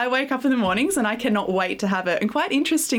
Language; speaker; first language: English; native; English